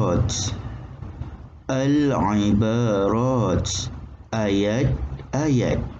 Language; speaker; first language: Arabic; non-native, fluent; Malay